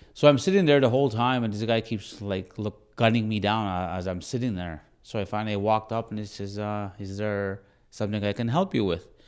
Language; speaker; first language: English; native; English